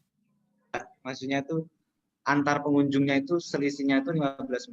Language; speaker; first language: Indonesian; native; Indonesian